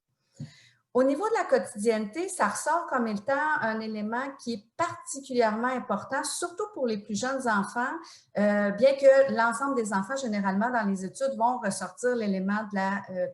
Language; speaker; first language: French; native; French